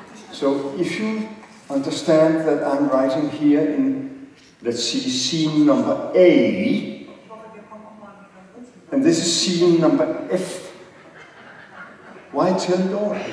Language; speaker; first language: English; non-native, fluent; Danish